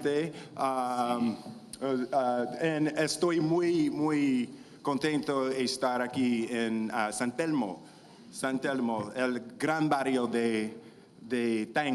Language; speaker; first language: Spanish; non-native, learner; English